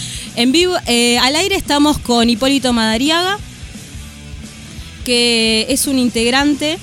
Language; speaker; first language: Spanish; native; Spanish